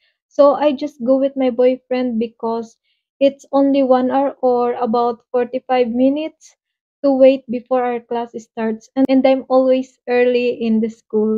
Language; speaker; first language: English; non-native, local second language; Waray